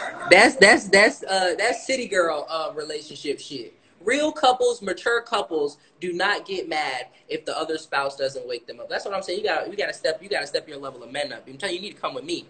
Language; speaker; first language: English; native; English